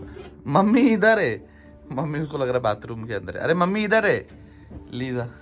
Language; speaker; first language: Hindi; native; Hindi